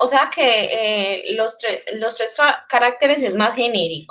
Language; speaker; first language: Spanish; native; Spanish